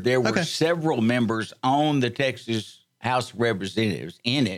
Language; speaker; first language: English; native; English